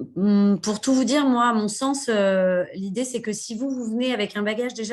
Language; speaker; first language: French; native; French